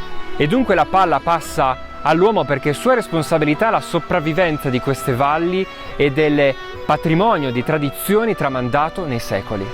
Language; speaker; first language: Italian; native; Italian